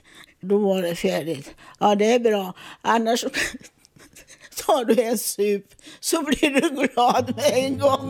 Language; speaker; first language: Swedish; non-native, fluent; Italian